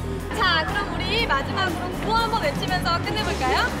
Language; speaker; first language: Korean; native; Korean